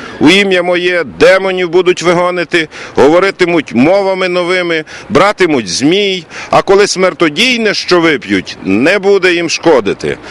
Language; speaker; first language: Ukrainian; native; Ukrainian